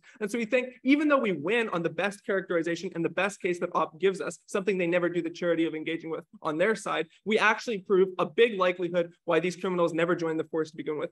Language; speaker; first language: English; native; English